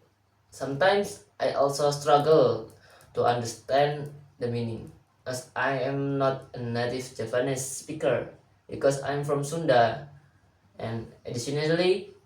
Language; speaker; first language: English; non-native, learner; Indonesian